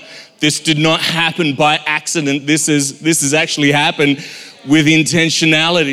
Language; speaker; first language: English; native; English